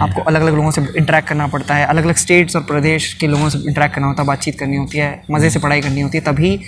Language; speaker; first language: Hindi; non-native, local second language; Urdu